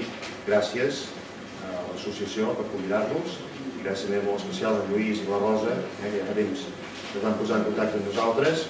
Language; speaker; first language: Catalan; native; Catalan